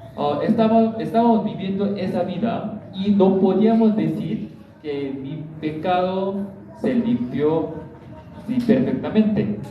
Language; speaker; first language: Spanish; non-native, learner; Korean